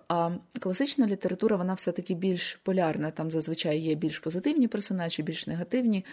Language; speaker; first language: Ukrainian; native; Ukrainian